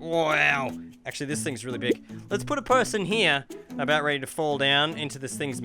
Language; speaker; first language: English; native; English